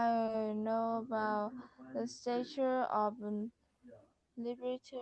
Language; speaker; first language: English; non-native, learner; Vietnamese